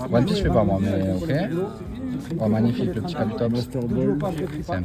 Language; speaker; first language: French; native; French